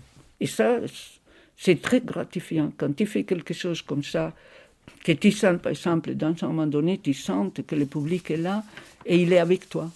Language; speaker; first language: French; non-native, fluent; Spanish